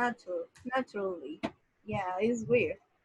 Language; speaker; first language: English; non-native, learner; Spanish